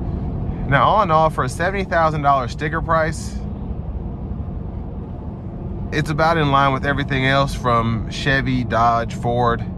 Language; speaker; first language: English; native; English